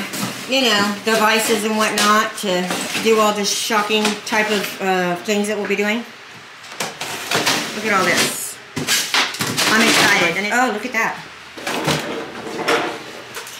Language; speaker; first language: English; native; English